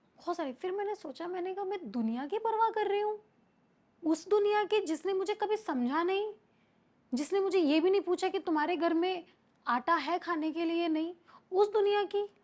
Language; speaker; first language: Hindi; native; Hindi